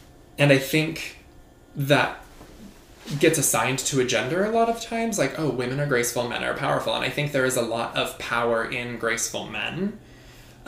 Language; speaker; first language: English; native; English